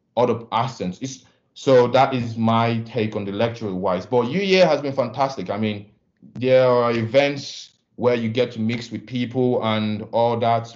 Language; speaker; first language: English; non-native, local second language; Igbo